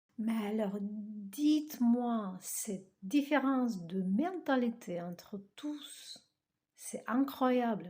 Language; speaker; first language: French; non-native, fluent; Russian